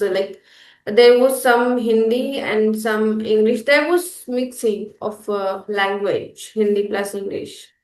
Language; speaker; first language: English; non-native, local second language; Hindi